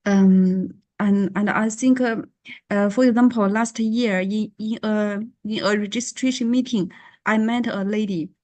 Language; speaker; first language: English; non-native, learner; Chinese